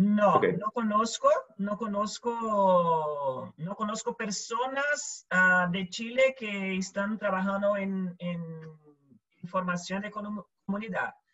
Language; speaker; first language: Spanish; non-native, learner; Portuguese